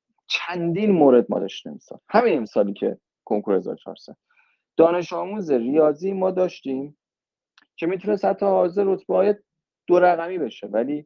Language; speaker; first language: Persian; native; Persian